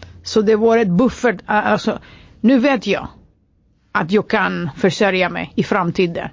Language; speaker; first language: Swedish; non-native, fluent; Greek